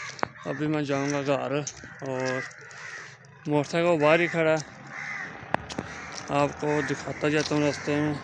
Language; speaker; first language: Hindi; non-native, local second language; Punjabi